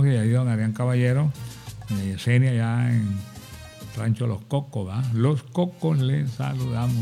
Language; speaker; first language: Spanish; native; Spanish